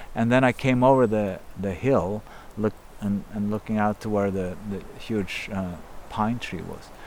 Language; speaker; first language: English; non-native, fluent; Norwegian